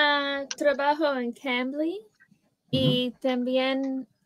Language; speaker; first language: Spanish; non-native, learner; English